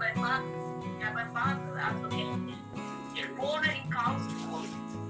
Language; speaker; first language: German; non-native, fluent; Filipino